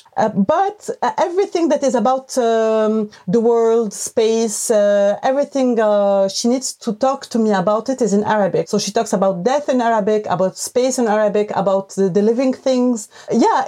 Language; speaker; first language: English; non-native, fluent; Arabic